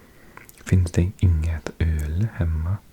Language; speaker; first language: Swedish; non-native, learner; English